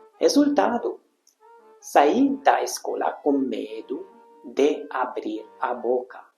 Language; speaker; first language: Portuguese; non-native, fluent; Hungarian